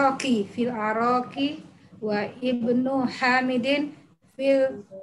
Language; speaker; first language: Arabic; non-native, learner; Indonesian